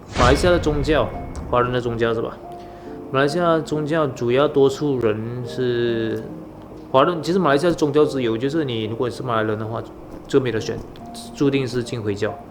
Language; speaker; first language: Chinese; native; Chinese